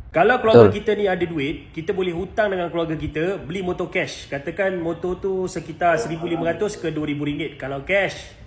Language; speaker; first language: Malay; native; Malay